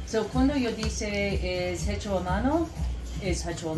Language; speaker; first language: Spanish; non-native, learner; English